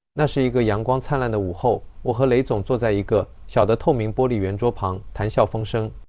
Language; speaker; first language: Chinese; native; Chinese